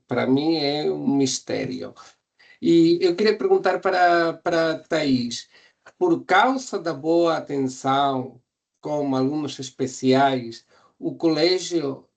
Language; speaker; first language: Portuguese; non-native, fluent; Spanish